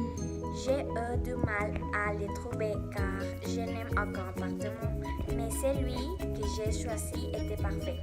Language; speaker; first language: French; non-native, learner; Spanish